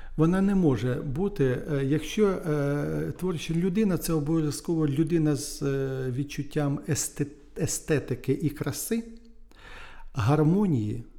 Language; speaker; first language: Ukrainian; native; Ukrainian